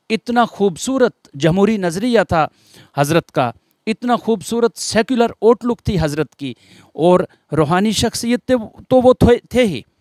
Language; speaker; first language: Hindi; non-native, local second language; Gujari